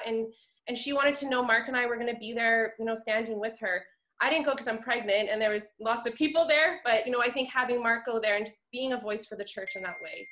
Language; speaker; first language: English; native; English